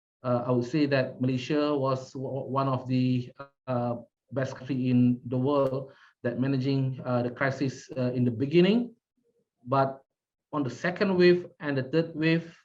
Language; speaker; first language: English; non-native, local second language; Malay